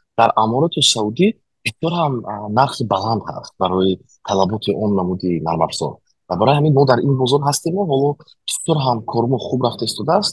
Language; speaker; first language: Tajik; native; Tajik